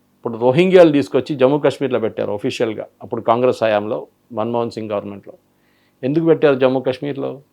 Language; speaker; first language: Telugu; non-native, local second language; Malayalam